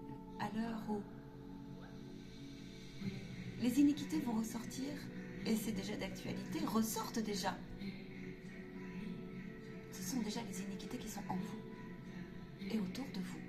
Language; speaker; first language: French; native; French